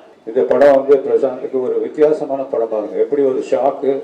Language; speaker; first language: Tamil; native; Tamil